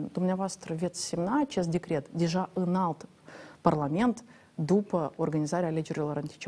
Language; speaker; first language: Romanian; native; Romanian